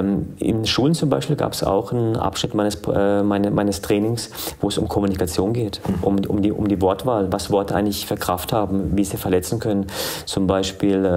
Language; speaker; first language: German; early bilingual, other home language; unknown